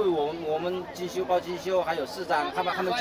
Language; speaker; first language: Chinese; native; Chinese